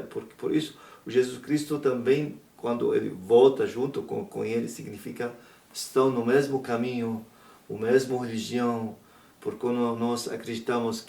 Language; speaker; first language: Portuguese; non-native, learner; Arabic